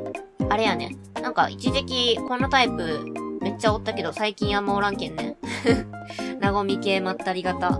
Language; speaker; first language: Japanese; native; Japanese